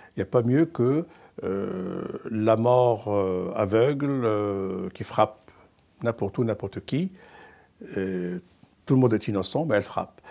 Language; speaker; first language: French; non-native, local second language; Arabic